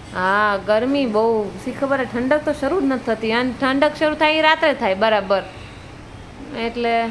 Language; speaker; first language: Gujarati; native; Gujarati